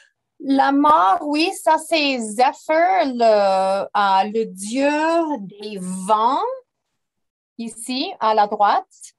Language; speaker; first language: French; non-native, fluent; English